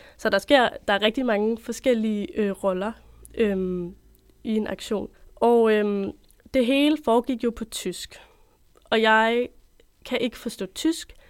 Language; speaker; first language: Danish; native; Danish